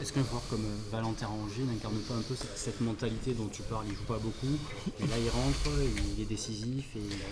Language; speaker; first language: French; native; French